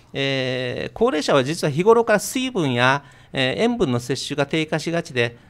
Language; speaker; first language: Japanese; native; Japanese